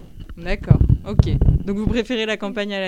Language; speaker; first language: French; native; French